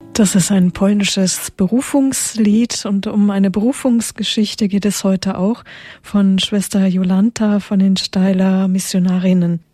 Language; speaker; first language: German; native; German